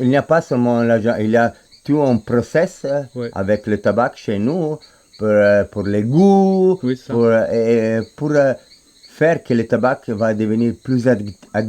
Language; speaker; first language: French; non-native, fluent; Spanish